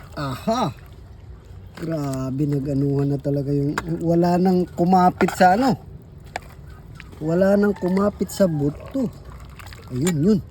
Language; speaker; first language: Filipino; non-native, local second language; Masbatenyo